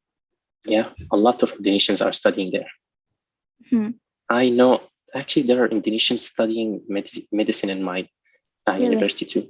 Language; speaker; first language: English; non-native, local second language; Arabic